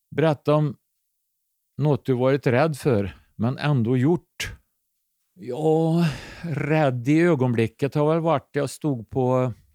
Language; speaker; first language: Swedish; native; Swedish